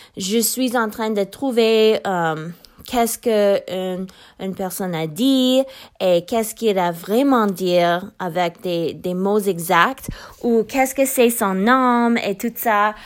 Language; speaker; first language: French; non-native, learner; English